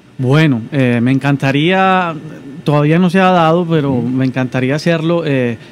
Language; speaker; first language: Spanish; native; Spanish